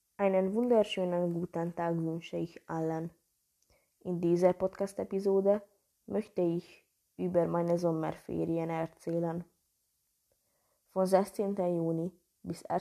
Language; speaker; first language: German; non-native, learner; Hungarian